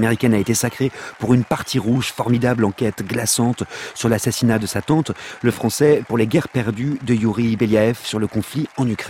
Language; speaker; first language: French; native; French